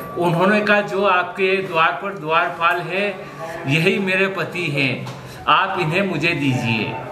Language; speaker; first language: Hindi; native; Hindi